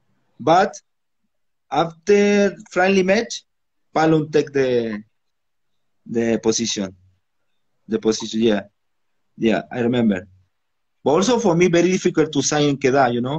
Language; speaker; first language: English; non-native, learner; Spanish